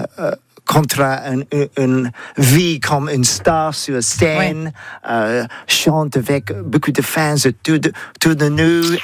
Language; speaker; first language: French; non-native, learner; English